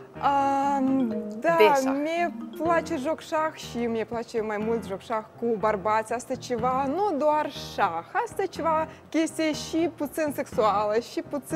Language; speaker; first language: Romanian; non-native, learner; Russian